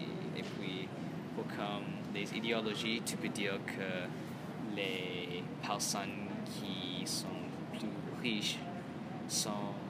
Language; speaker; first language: French; non-native, learner; English